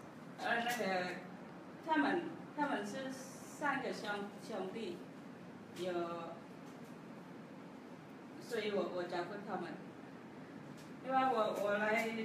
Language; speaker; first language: Chinese; non-native, learner; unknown